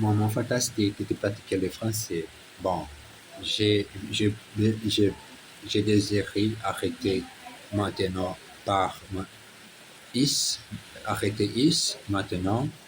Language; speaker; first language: French; non-native, learner; Portuguese